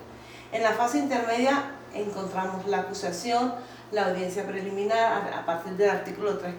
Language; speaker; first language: Spanish; native; Spanish